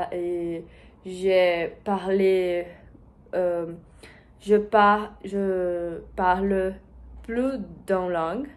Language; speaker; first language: French; non-native, learner; Portuguese